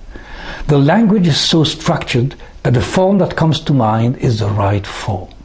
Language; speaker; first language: English; non-native, fluent; French